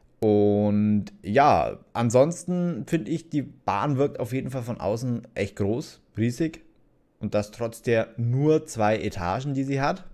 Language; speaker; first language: German; native; German